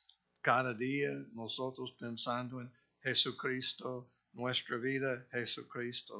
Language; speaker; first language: Spanish; non-native, fluent; English